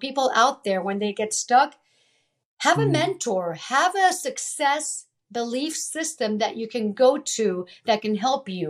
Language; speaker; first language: English; early bilingual, other home language; Italian